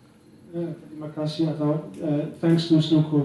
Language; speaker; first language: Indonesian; non-native, learner; Dutch